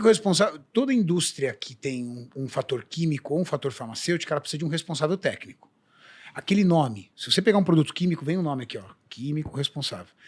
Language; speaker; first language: Portuguese; native; Portuguese